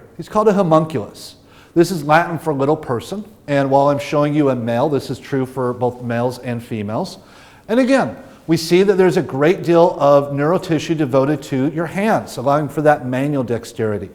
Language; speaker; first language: English; native; English